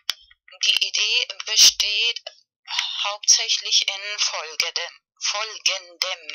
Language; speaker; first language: German; non-native, learner; Spanish